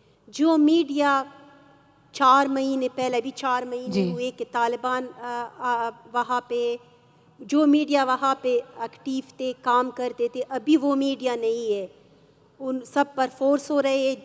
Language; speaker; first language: Hindi; non-native, fluent; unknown